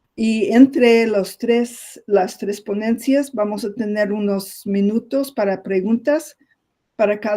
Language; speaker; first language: Spanish; non-native, fluent; English